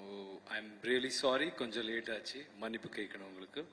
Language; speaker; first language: Tamil; non-native, learner; Kannada